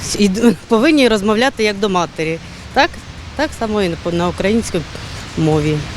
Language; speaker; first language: Ukrainian; non-native, local second language; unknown